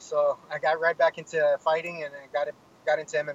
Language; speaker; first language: English; native; English